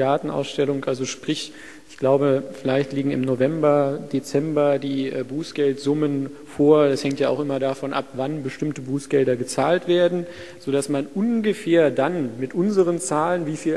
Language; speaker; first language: German; native; German